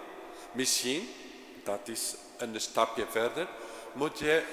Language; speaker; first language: Dutch; non-native, fluent; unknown